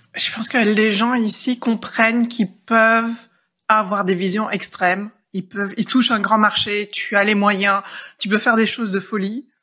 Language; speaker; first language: French; native; French